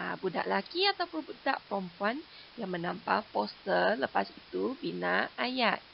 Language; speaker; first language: Malay; non-native, local second language; Chinese